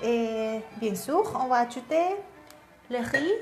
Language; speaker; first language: French; non-native, learner; Thai